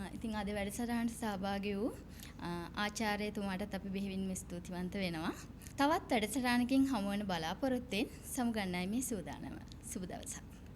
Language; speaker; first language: Sinhala; native; Sinhala